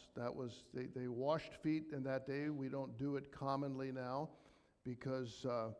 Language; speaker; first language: English; native; English